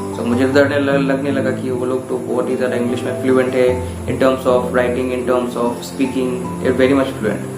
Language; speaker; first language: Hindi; non-native, local second language; Assamese